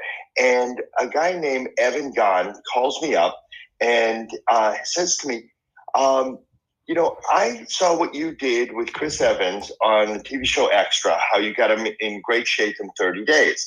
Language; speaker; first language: English; early bilingual, other home language; Spanish